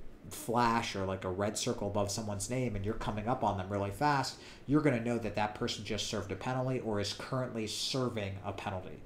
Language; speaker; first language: English; native; English